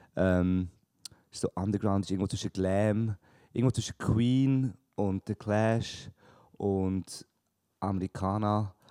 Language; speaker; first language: German; native; German